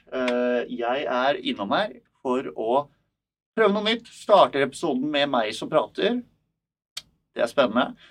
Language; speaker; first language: Norwegian; native; Norwegian